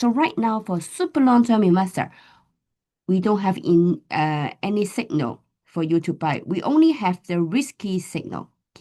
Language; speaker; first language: English; non-native, fluent; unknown